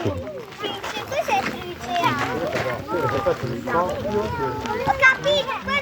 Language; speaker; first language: Italian; early bilingual, other home language; Sinhala